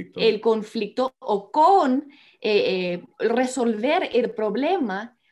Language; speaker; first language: Spanish; non-native, fluent; English